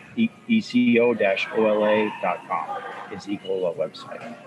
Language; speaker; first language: English; native; English